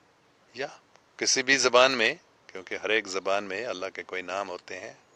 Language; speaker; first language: Hindi; non-native, fluent; English